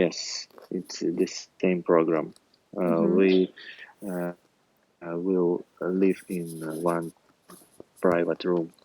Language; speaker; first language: English; non-native, learner; Russian